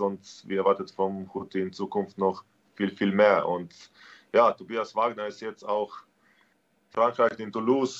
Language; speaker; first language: German; non-native, learner; Slovenian